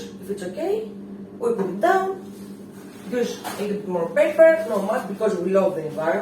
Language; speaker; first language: English; non-native, fluent; Greek